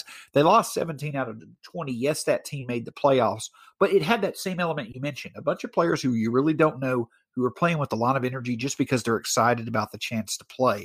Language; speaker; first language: English; native; English